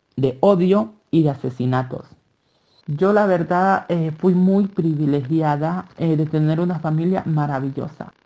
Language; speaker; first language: Spanish; native; Spanish